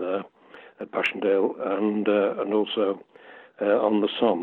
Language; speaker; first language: English; native; English